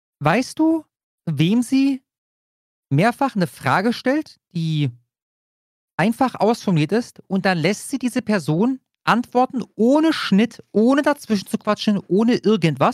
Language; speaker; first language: German; native; German